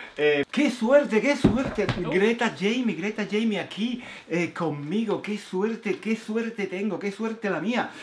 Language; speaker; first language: Spanish; native; Spanish